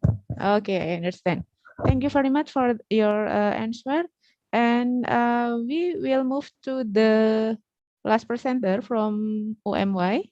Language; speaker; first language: English; non-native, learner; Indonesian